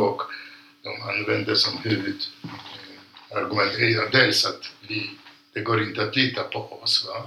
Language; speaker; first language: Swedish; non-native, fluent; Polish